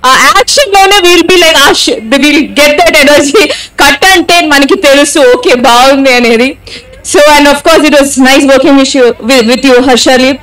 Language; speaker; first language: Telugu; non-native, local second language; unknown